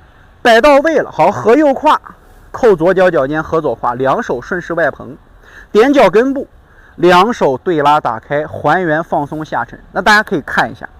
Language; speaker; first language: Chinese; native; Chinese